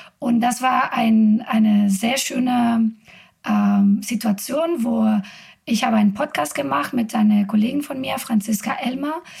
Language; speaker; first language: German; non-native, fluent; Spanish